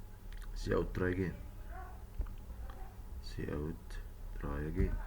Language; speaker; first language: English; non-native, fluent; Arabic